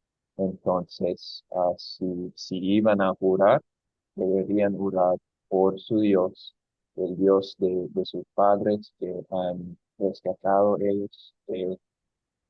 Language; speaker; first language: Spanish; non-native, fluent; English